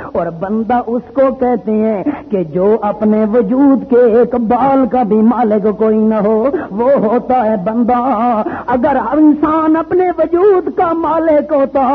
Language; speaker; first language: Urdu; non-native, local second language; Pashto